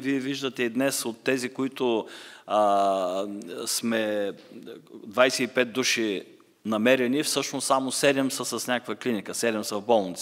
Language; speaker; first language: Bulgarian; native; Bulgarian